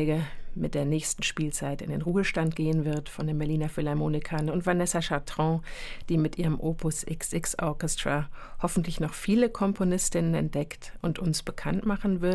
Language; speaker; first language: German; native; German